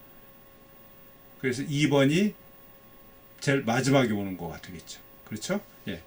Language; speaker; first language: Korean; native; Korean